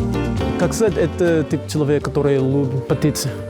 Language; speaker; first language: Russian; non-native, learner; English